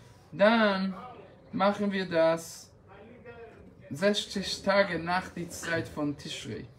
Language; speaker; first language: German; non-native, fluent; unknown